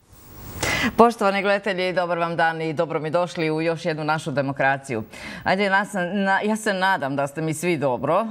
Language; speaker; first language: Croatian; native; Croatian